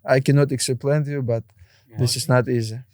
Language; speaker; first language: English; non-native, learner; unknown